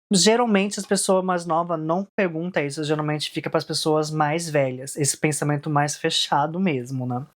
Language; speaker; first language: Portuguese; early bilingual, heritage; Portuguese